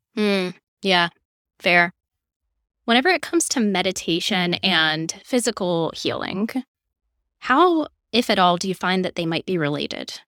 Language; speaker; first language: English; native; English